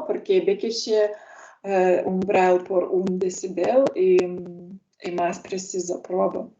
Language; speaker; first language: Spanish; non-native, learner; Lithuanian